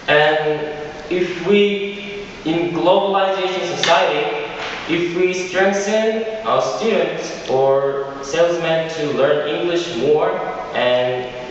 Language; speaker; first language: English; non-native, fluent; Korean